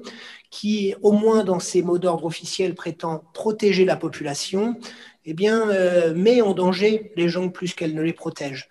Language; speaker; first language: French; native; French